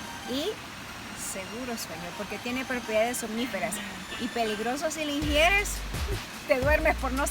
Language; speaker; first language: Spanish; native; Spanish